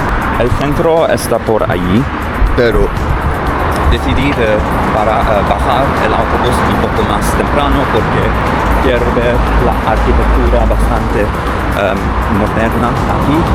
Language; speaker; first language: Spanish; non-native, learner; English